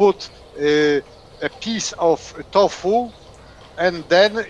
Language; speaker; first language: English; non-native, fluent; Polish